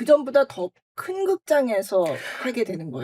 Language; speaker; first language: Korean; native; Korean